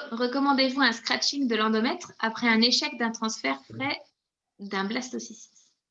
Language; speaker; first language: French; native; French